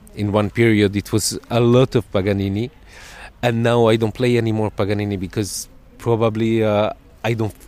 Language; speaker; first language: English; non-native, fluent; Serbian